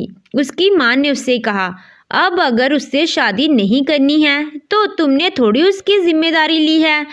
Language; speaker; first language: Hindi; native; Hindi